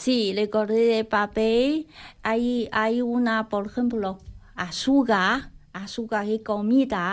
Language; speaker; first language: Spanish; non-native, learner; Chinese